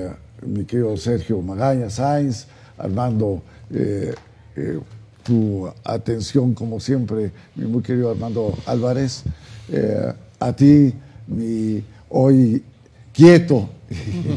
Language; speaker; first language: Spanish; native; Spanish